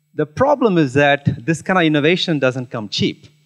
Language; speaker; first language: English; non-native, local second language; Tamil